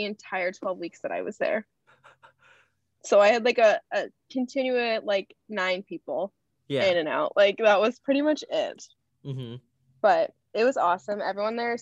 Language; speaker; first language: English; native; English